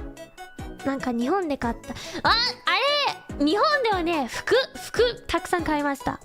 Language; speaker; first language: Japanese; non-native, learner; English